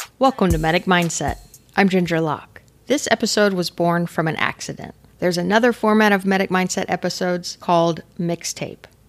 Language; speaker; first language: English; native; English